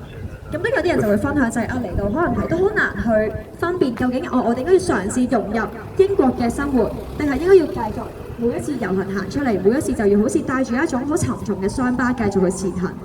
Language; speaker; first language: Cantonese; native; Cantonese